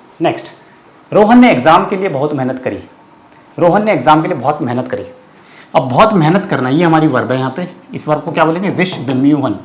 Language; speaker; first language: Hindi; native; Hindi